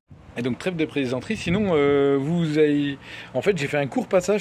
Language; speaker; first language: French; native; French